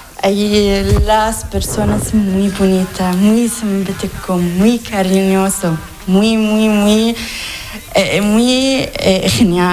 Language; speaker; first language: Spanish; non-native, learner; Arabic